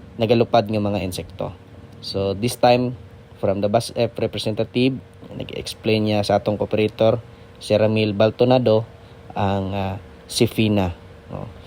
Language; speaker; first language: Cebuano; non-native, local second language; Hiligaynon